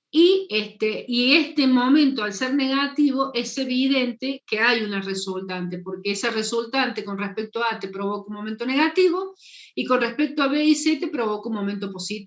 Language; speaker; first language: Spanish; native; Spanish